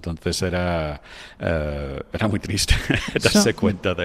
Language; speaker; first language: Spanish; non-native, fluent; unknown